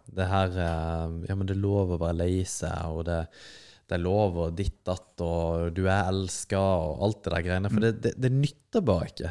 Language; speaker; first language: Norwegian; native; Norwegian